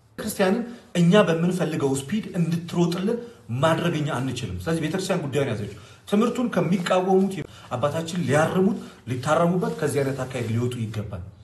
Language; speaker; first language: Amharic; non-native, local second language; Oromo